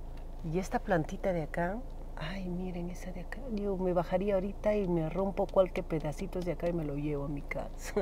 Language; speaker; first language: Spanish; native; Spanish